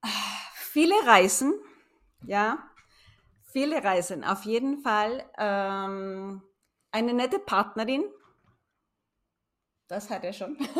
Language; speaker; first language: German; non-native, fluent; Spanish